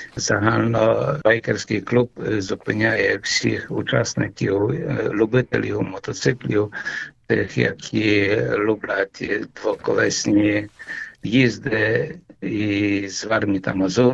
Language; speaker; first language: Ukrainian; early bilingual, heritage; Ukrainian